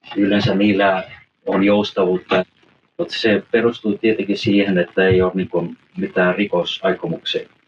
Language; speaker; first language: Finnish; early bilingual, heritage; Finnish